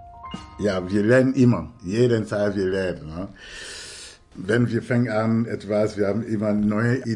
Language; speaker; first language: German; non-native, learner; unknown